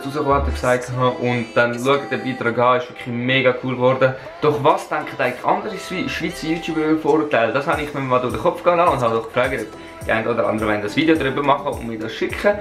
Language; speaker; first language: German; native; German